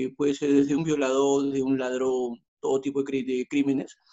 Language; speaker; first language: Spanish; native; Spanish